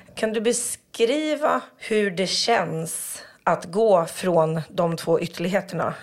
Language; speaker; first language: Swedish; native; Swedish